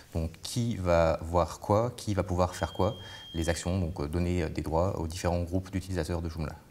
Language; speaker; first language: French; native; French